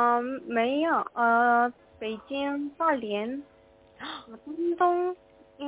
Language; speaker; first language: Chinese; non-native, learner; Korean